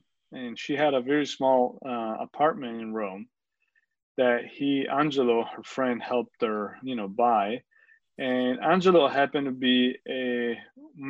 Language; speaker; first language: English; non-native, fluent; Italian